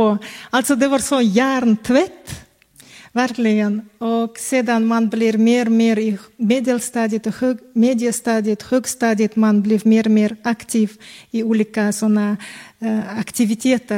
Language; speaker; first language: Swedish; non-native, fluent; Kazakh